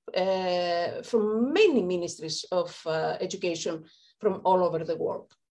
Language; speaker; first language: English; non-native, fluent; Greek